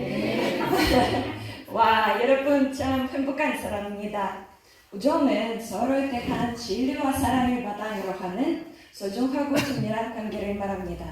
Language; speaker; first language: Korean; non-native, learner; Russian